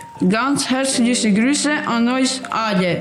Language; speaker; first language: German; early bilingual, other home language; Albanian